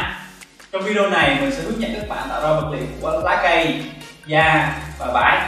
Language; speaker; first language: Vietnamese; native; Vietnamese